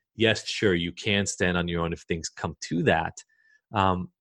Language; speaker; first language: English; early bilingual, other home language; Hebrew